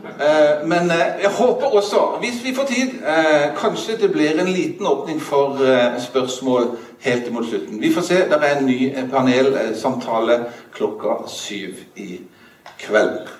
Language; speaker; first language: Norwegian; native; Norwegian